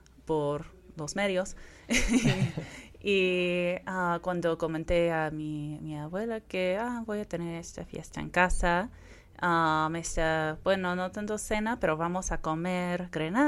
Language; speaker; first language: Spanish; non-native, fluent; English